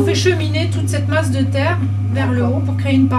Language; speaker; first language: French; native; French